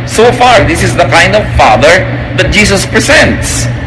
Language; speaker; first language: English; non-native, local second language; Filipino